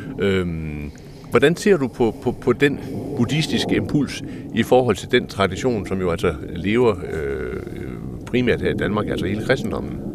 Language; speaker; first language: Danish; native; Danish